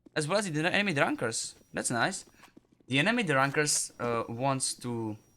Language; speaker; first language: English; non-native, fluent; Czech